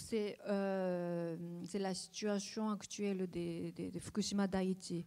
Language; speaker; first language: French; non-native, learner; Japanese